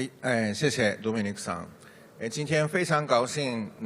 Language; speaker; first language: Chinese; non-native, fluent; Japanese